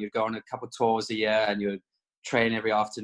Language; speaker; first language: English; native; English